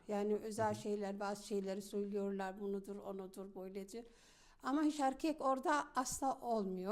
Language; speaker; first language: Turkish; non-native, learner; Arabic